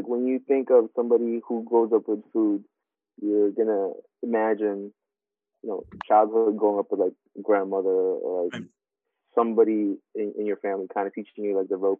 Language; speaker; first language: English; native; English